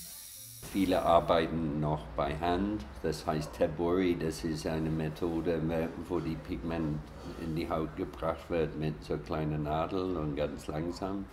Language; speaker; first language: German; non-native, fluent; English